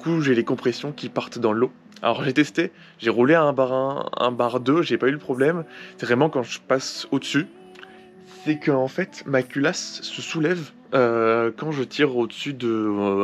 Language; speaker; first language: French; native; French